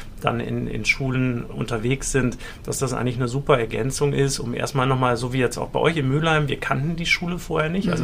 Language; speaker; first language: German; native; German